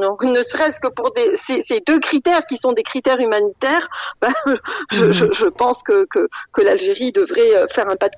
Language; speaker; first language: French; non-native, local second language; Arabic